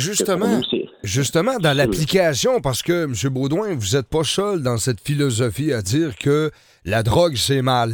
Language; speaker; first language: French; native; French